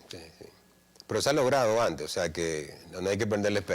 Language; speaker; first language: Spanish; native; Spanish